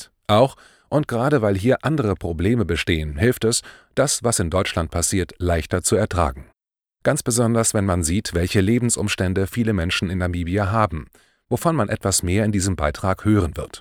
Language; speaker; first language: German; native; German